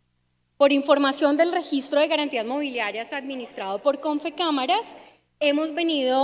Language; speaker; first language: Spanish; native; Spanish